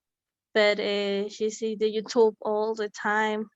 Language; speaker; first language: English; non-native, learner; Spanish